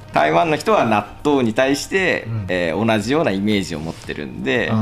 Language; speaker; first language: Japanese; native; Japanese